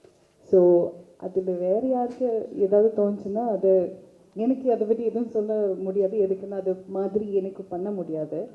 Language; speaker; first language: Tamil; early bilingual, heritage; Tamil